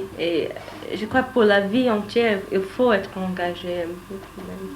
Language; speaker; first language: French; non-native, learner; English